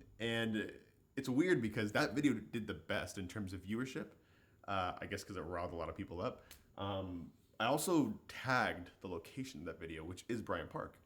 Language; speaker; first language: English; native; English